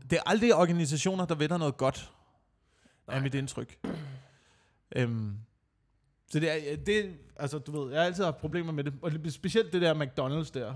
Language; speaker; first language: Danish; native; Danish